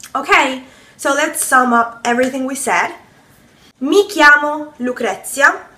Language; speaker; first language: English; non-native, fluent; Italian